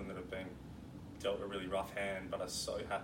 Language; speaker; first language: English; native; English